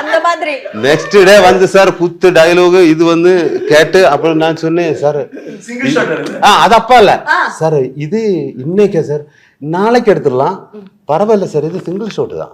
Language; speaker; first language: Tamil; non-native, learner; Malayalam